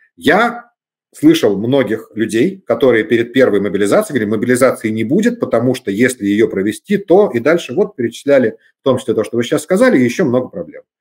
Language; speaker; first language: Russian; native; Russian